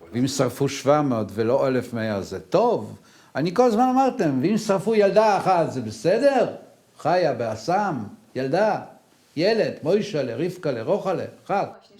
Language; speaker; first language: Hebrew; early bilingual, other home language; Yiddish